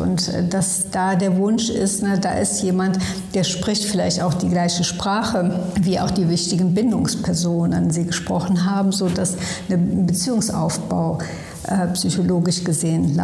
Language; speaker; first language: German; early bilingual, other home language; Turkish